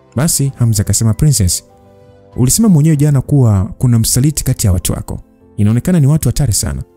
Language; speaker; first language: Swahili; native; Swahili